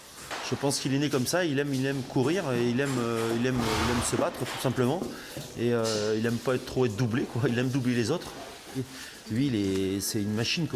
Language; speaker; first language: French; native; French